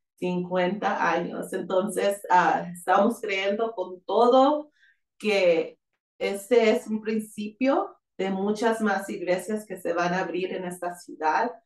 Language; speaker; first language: Spanish; early bilingual, heritage; Spanish